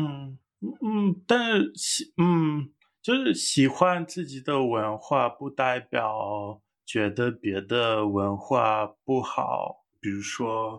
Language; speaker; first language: Chinese; non-native, fluent; English